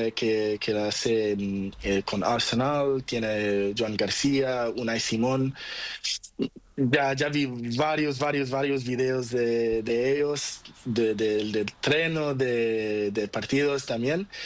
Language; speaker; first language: Spanish; non-native, learner; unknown